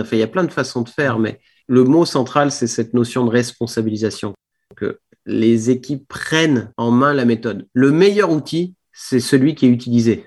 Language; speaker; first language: French; native; French